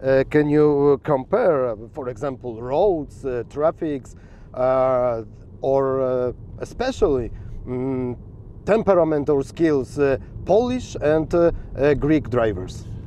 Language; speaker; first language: English; non-native, fluent; Polish